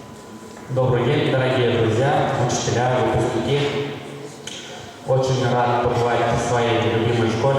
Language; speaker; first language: Russian; native; Russian